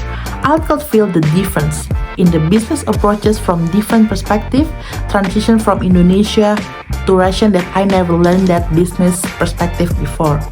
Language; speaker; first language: English; non-native, learner; Indonesian